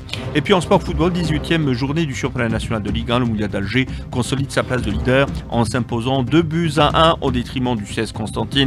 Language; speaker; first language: French; non-native, local second language; Arabic